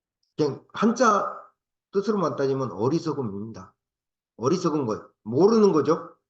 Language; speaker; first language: Korean; native; Korean